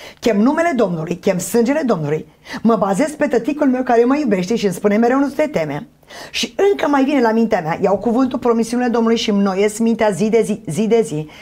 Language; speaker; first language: Romanian; native; Romanian